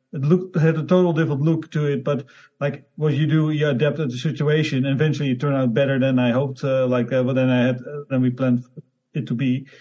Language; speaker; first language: English; non-native, learner; Dutch